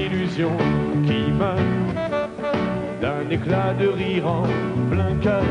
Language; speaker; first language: French; native; French